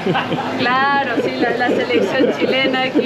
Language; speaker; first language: Spanish; native; Spanish